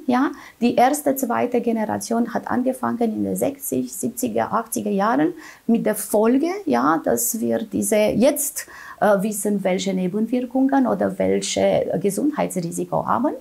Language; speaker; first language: German; non-native, fluent; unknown